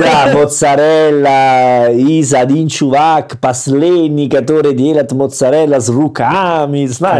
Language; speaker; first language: Russian; non-native, learner; Italian